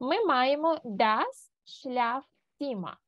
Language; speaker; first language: German; non-native, fluent; Ukrainian